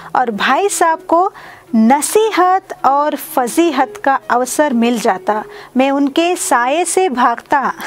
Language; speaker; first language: Hindi; non-native, local second language; Kannada